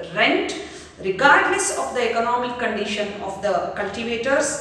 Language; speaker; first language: English; non-native, local second language; Kannada